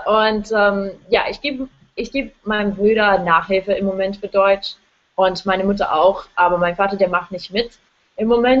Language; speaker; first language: German; non-native, fluent; English